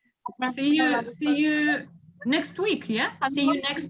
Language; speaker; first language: English; non-native, fluent; Kyrgyz